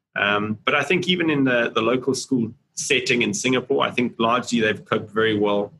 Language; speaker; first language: English; native; English